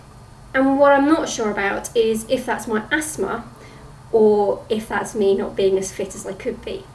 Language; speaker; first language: English; native; English